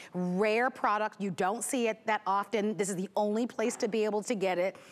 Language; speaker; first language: English; native; English